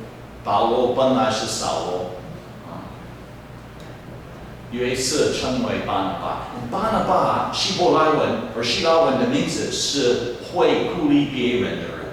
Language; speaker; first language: Chinese; non-native, fluent; English